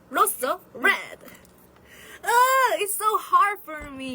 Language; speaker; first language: English; non-native, learner; Korean